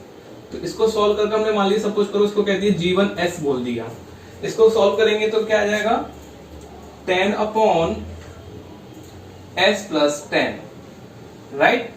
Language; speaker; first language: Hindi; native; Hindi